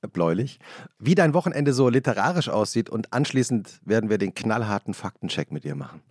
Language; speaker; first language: German; native; German